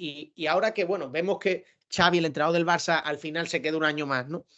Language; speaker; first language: Spanish; native; Spanish